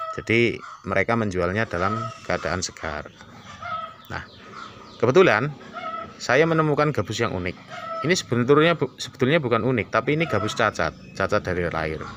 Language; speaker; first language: Indonesian; non-native, local second language; Javanese